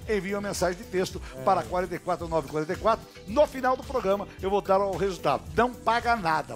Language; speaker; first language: Portuguese; native; Portuguese